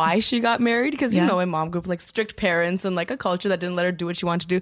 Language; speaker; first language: English; native; English